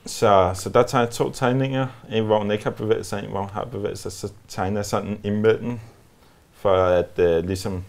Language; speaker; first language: Danish; native; Danish